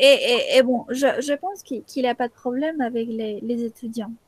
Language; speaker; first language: French; non-native, fluent; Spanish